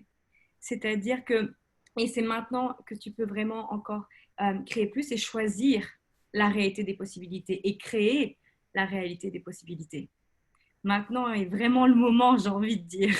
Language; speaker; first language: French; native; French